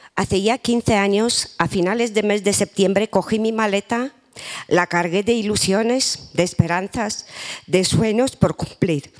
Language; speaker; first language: Spanish; non-native, fluent; Romanian